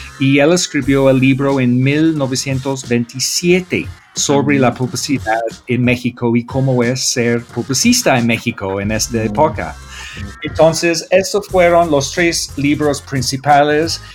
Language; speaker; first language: Spanish; non-native, fluent; English